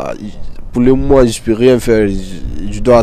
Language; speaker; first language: French; non-native, learner; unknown